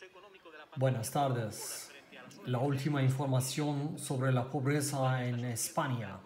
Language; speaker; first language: Spanish; non-native, learner; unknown